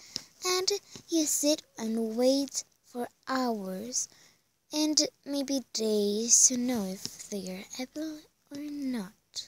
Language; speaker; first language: English; non-native, learner; Spanish